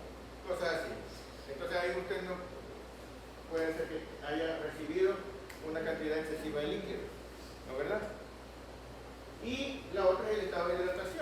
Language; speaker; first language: Spanish; native; Spanish